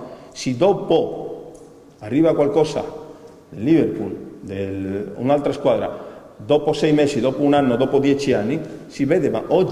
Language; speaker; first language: Italian; non-native, fluent; Spanish